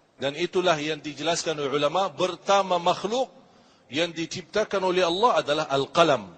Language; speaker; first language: Malay; non-native, fluent; Arabic